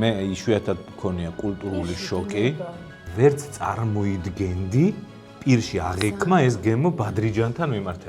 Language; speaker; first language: Georgian; native; Georgian